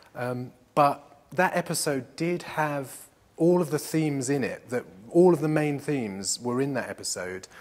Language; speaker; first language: English; native; English